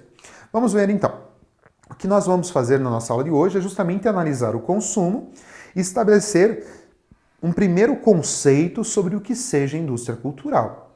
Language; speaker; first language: Portuguese; native; Portuguese